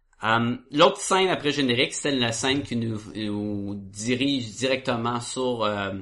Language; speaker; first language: French; native; French